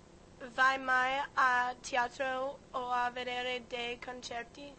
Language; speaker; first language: Italian; non-native, learner; English